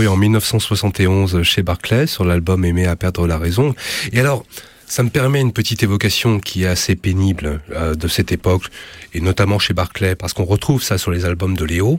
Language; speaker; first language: French; native; French